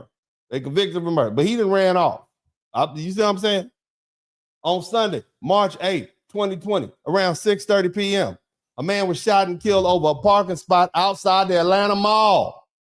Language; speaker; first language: English; native; English